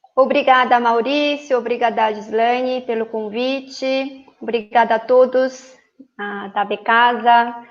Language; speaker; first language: Portuguese; non-native, fluent; Korean